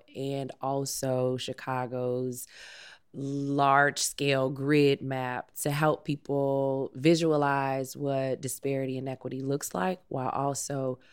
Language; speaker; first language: English; native; English